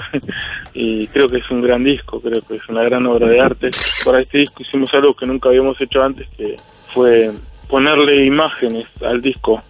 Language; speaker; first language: Spanish; native; Spanish